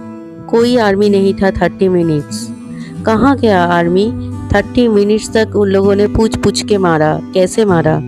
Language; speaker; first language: Hindi; non-native, local second language; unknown